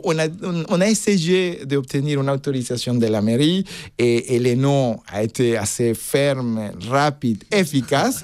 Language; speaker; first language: French; non-native, fluent; Spanish